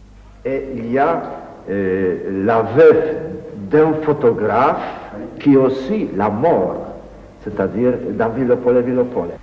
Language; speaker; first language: French; non-native, fluent; Polish